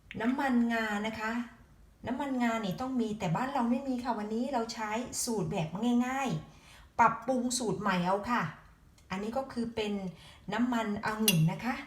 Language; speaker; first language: Thai; native; Thai